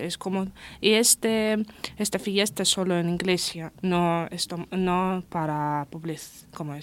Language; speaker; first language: Spanish; non-native, learner; Russian